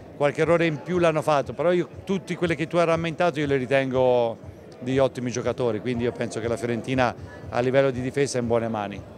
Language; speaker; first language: Italian; native; Italian